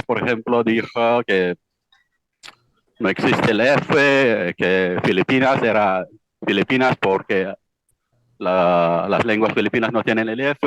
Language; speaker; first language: Spanish; non-native, fluent; Iloko